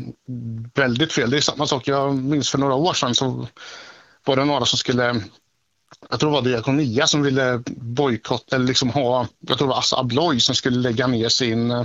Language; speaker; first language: Swedish; native; Swedish